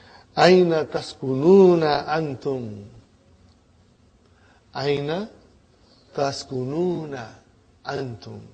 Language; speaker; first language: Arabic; non-native, fluent; Urdu